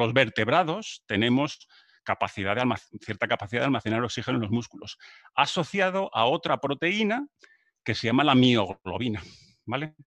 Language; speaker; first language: Spanish; native; Spanish